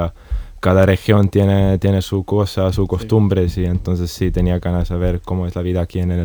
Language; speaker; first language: Spanish; non-native, fluent; Estonian